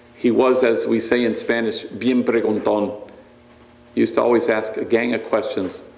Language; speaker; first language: English; native; English